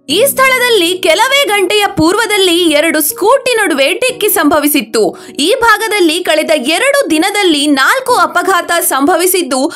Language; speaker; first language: Kannada; native; Kannada